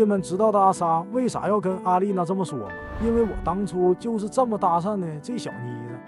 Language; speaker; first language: Chinese; native; Chinese